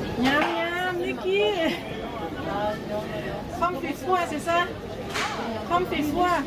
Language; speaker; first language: French; non-native, learner; Thai